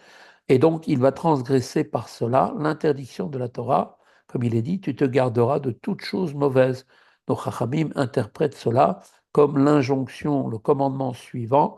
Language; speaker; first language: French; native; French